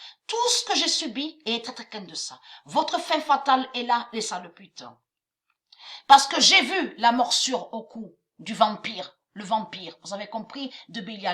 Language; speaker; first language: French; native; French